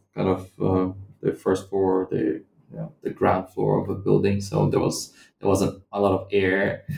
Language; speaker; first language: English; non-native, fluent; Portuguese